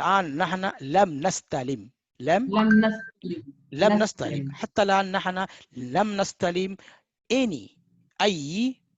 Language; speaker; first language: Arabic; non-native, fluent; Hindi